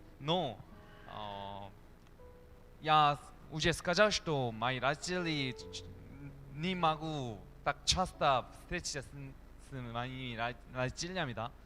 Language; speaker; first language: Russian; non-native, learner; Korean